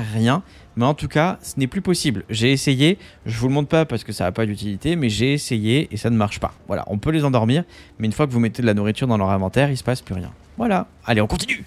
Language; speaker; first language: French; native; French